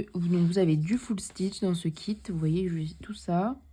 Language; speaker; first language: French; native; French